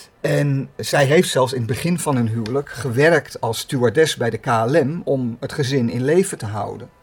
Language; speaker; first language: Dutch; native; Dutch